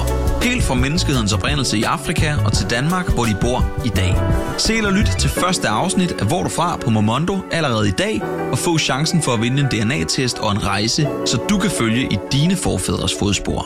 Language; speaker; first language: Danish; native; Danish